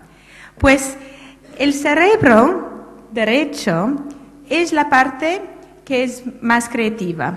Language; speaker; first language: Spanish; non-native, fluent; English